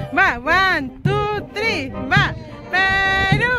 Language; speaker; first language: English; non-native, learner; Spanish